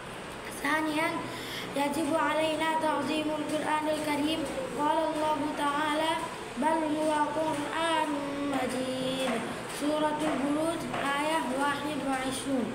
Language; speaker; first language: Arabic; non-native, learner; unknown